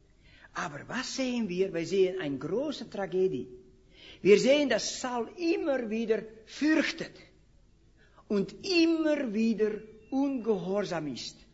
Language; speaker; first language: German; non-native, fluent; Dutch